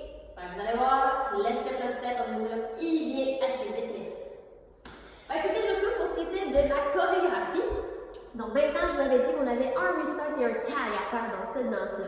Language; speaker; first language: French; native; French